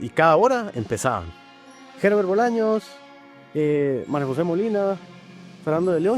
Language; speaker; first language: Spanish; native; Spanish